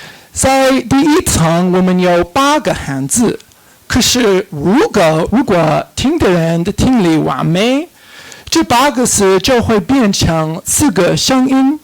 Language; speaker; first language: Chinese; non-native, fluent; English